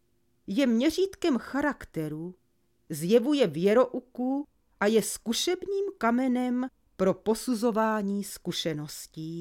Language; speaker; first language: Czech; native; Czech